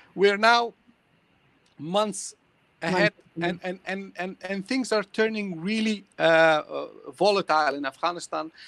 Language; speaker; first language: English; early bilingual, other home language; Persian